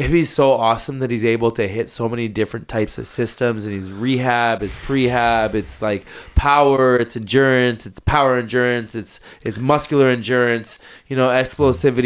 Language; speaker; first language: English; native; English